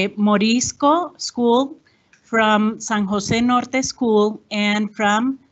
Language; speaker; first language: English; non-native, fluent; Spanish